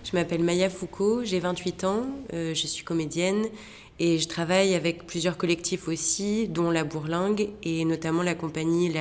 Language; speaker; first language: French; native; French